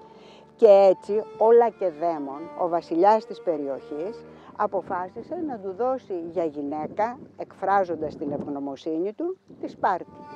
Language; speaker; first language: Greek; native; Greek